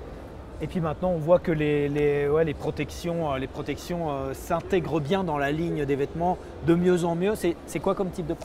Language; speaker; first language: French; native; French